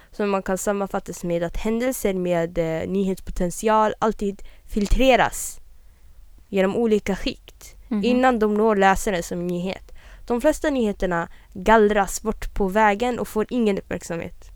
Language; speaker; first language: Swedish; native; Swedish